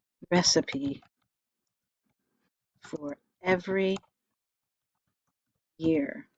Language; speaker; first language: English; native; English